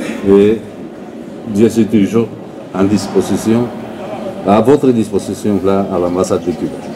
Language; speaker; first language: French; non-native, learner; Spanish